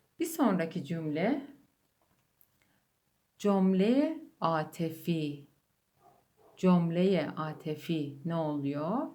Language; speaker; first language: Turkish; non-native, fluent; Persian